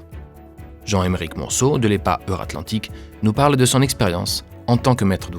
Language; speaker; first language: French; native; French